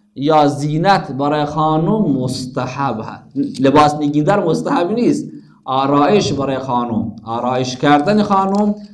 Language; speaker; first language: Persian; native; Persian